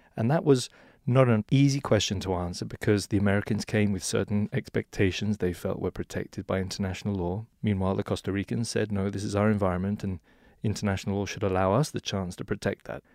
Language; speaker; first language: English; native; English